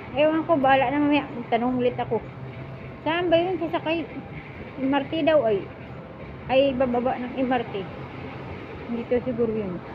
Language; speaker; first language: Filipino; non-native, local second language; Hiligaynon